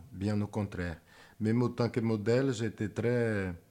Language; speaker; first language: French; non-native, fluent; Portuguese